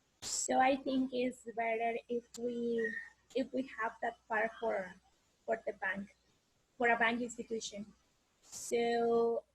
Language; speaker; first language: English; non-native, learner; Spanish